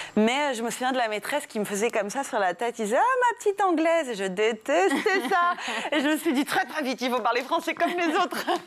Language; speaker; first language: French; early bilingual, other home language; English